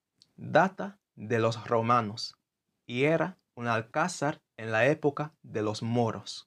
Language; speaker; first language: Spanish; non-native, fluent; English